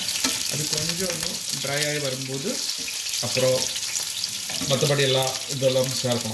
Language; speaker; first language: Tamil; non-native, learner; Malayalam